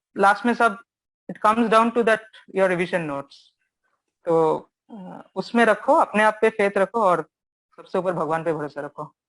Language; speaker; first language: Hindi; non-native, local second language; Bangla